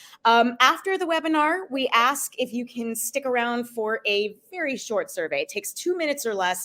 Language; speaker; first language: English; native; English